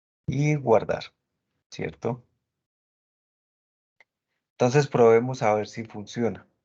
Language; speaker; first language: Spanish; native; Spanish